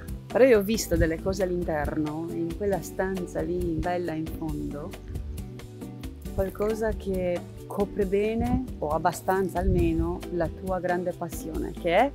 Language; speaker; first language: Italian; non-native, fluent; Romanian